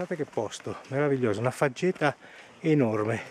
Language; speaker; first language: Italian; native; Italian